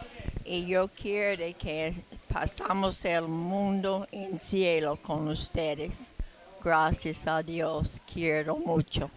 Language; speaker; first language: Spanish; non-native, learner; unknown